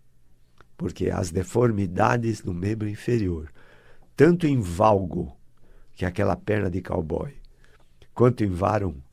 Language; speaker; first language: Portuguese; native; Portuguese